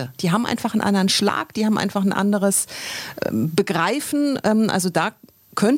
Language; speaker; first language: German; native; German